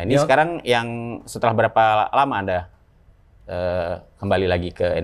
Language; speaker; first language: Indonesian; native; Indonesian